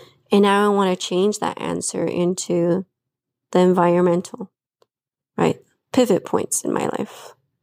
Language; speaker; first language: English; early bilingual, other home language; Spanish